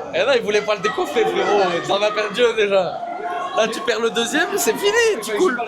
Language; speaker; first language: French; native; French